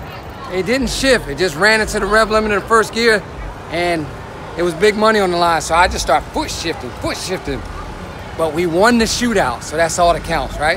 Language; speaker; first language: English; native; English